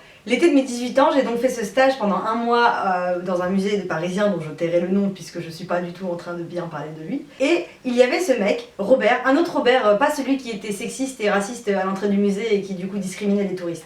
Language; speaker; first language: French; native; French